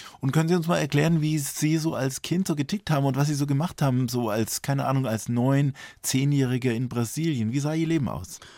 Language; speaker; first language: German; native; German